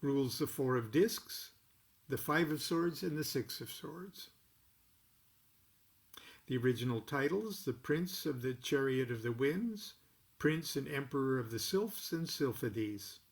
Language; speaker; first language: English; native; English